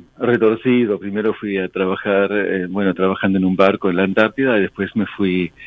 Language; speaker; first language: Spanish; non-native, local second language; English